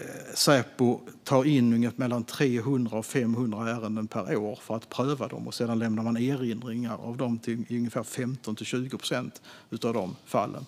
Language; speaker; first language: Swedish; native; Swedish